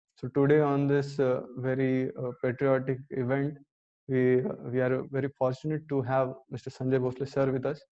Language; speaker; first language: English; non-native, local second language; Marathi